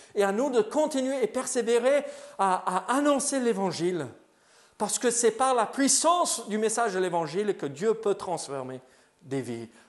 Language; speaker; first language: French; non-native, fluent; English